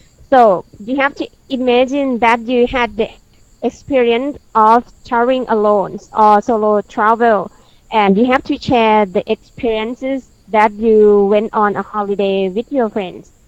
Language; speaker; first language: English; non-native, fluent; Thai